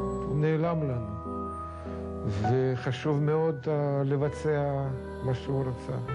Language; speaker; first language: Hebrew; non-native, fluent; Russian